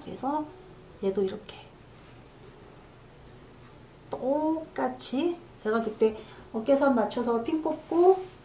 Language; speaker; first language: Korean; native; Korean